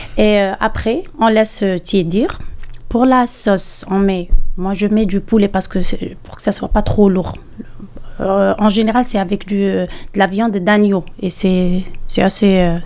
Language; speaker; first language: French; non-native, local second language; Arabic